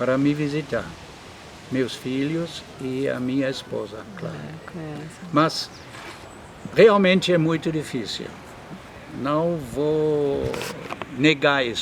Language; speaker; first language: Portuguese; non-native, fluent; German